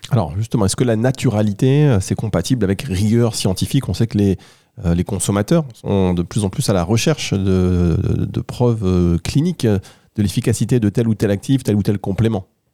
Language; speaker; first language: French; native; French